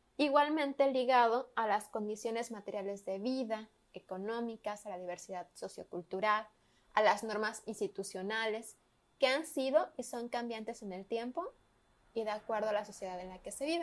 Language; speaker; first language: Spanish; native; Spanish